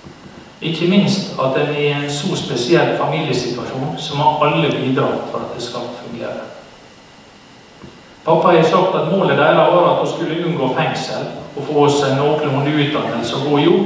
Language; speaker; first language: Norwegian; native; Norwegian